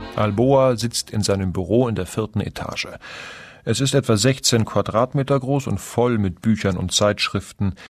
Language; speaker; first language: German; non-native, fluent; Persian